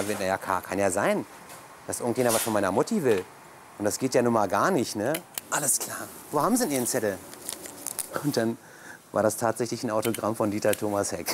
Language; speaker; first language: German; early bilingual, other home language; Turkish